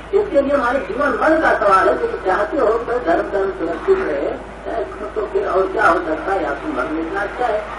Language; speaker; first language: Hindi; native; Hindi